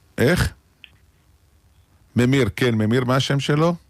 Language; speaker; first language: Hebrew; native; Hebrew